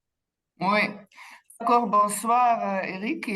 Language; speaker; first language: French; non-native, local second language; Dutch